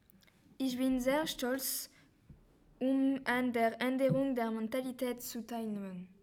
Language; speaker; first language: German; non-native, learner; French